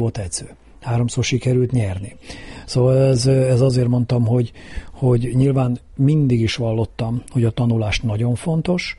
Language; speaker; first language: Hungarian; native; Hungarian